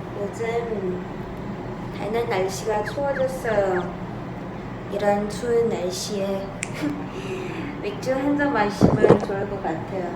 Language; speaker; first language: Korean; non-native, learner; Malay